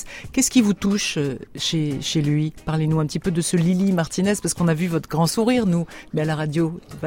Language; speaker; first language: French; native; French